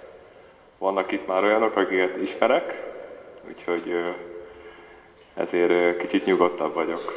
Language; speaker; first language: Hungarian; early bilingual, heritage; Hungarian